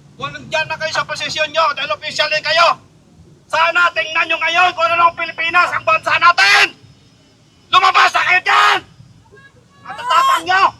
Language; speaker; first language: Filipino; non-native, local second language; Cebuano